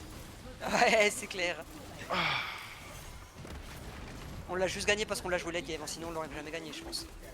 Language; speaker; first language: French; native; French